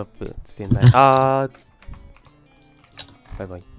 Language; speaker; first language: Japanese; non-native, learner; Chinese